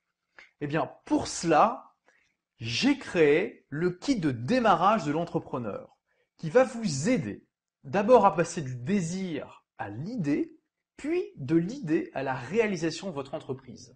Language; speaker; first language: French; native; French